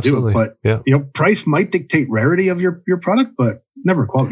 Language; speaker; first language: English; native; English